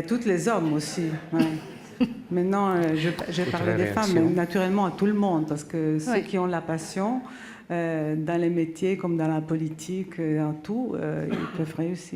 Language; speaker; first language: French; non-native, local second language; Italian